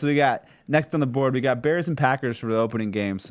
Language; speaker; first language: English; native; English